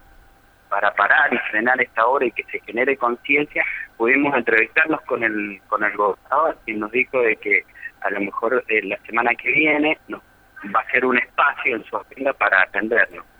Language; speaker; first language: Spanish; native; Spanish